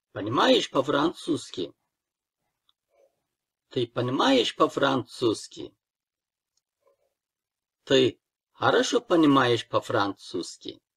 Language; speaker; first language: Russian; non-native, fluent; Turkish